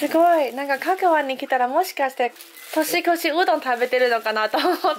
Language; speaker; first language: Japanese; non-native, fluent; Chinese